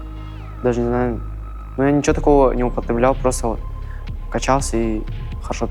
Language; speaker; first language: Russian; native; Russian